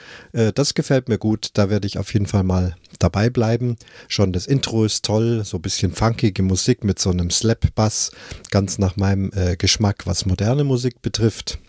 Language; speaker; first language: German; native; German